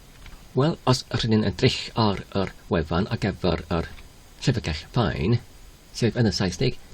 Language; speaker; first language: Welsh; non-native, learner; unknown